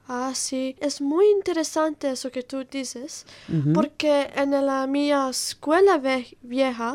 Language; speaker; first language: Spanish; non-native, learner; Italian